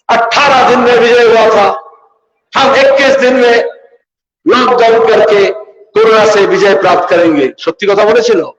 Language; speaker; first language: Hindi; non-native, local second language; Bangla